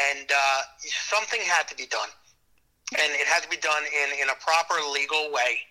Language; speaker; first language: English; native; English